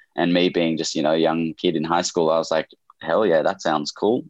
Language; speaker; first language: English; native; English